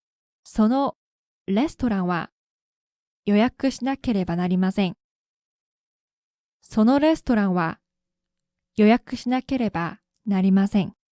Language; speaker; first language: Japanese; non-native, fluent; Korean